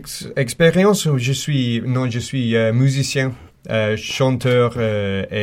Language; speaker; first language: French; non-native, fluent; English